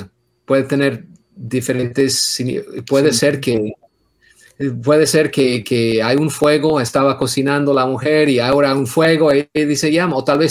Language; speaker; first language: Spanish; non-native, fluent; English